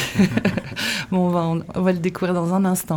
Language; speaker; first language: French; native; French